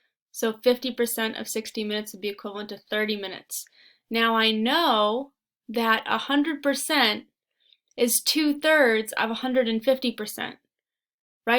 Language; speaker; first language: English; native; English